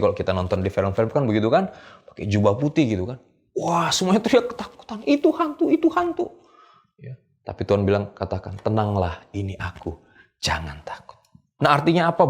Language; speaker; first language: Indonesian; native; Indonesian